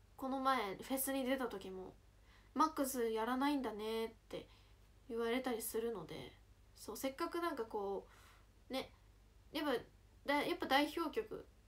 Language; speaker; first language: Japanese; native; Japanese